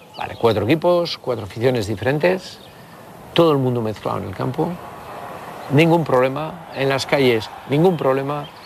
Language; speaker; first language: Spanish; native; Spanish